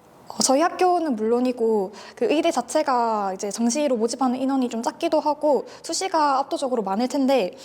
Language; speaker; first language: Korean; native; Korean